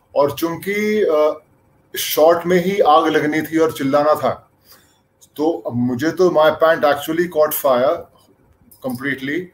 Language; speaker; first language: Hindi; native; Hindi